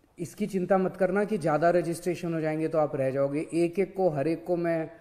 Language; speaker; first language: Hindi; native; Hindi